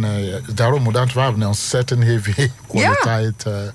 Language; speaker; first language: Dutch; non-native, learner; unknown